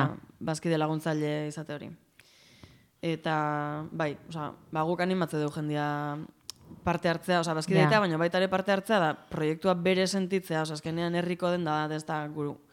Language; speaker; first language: Basque; native; Basque